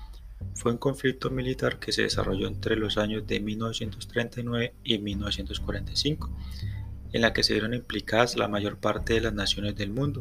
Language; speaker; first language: Spanish; native; Spanish